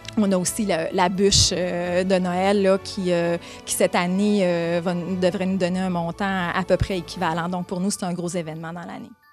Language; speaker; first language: French; native; French